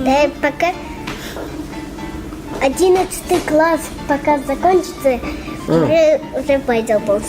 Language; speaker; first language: Russian; non-native, learner; Tajik